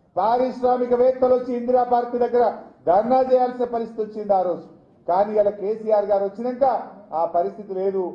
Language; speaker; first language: Telugu; native; Telugu